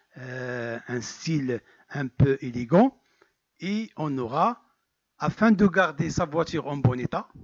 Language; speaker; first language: French; non-native, local second language; Arabic